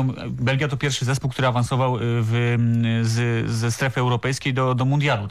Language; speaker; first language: Polish; native; Polish